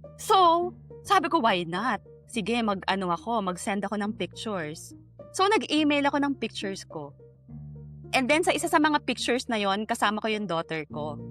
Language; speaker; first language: Filipino; native; Filipino